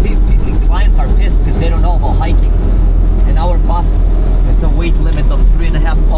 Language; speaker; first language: English; non-native, local second language; Italian